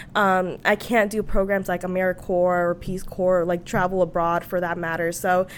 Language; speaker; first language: English; native; English